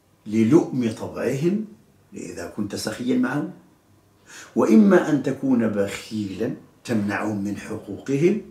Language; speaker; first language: Arabic; native; Arabic